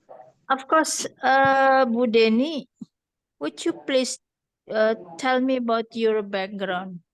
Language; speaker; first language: English; non-native, fluent; Indonesian